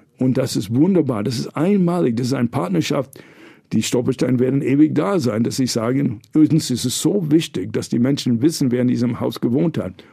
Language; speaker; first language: German; non-native, fluent; English